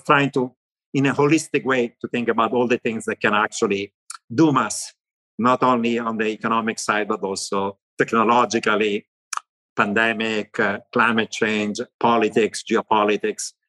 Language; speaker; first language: English; non-native, fluent; Italian